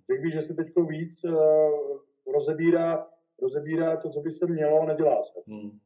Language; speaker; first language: Czech; native; Czech